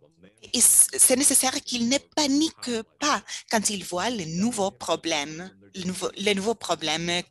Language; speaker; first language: French; non-native, fluent; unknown